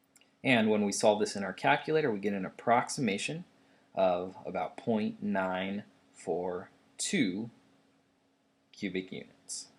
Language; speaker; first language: English; native; English